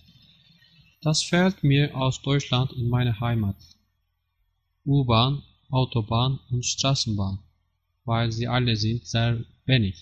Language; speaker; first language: German; non-native, learner; Turkish